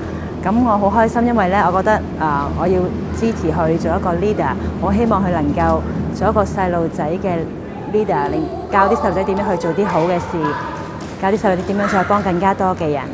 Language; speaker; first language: Cantonese; non-native, fluent; Thai